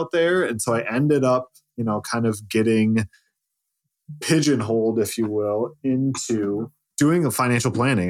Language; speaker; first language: English; native; English